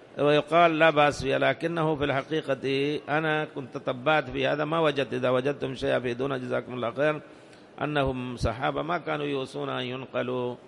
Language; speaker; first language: Arabic; non-native, fluent; Urdu